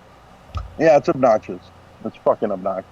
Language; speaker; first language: English; native; English